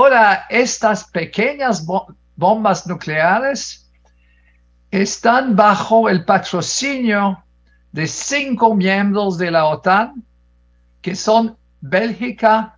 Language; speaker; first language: Spanish; non-native, fluent; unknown